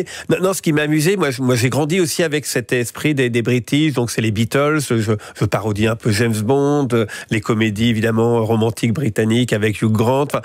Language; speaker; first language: French; native; French